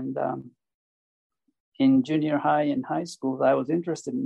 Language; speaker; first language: English; non-native, fluent; Japanese